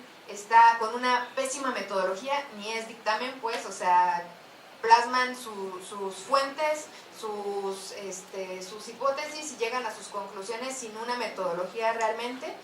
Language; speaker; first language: Spanish; native; Spanish